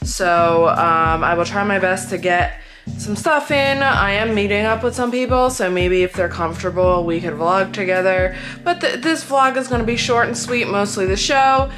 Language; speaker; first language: English; native; English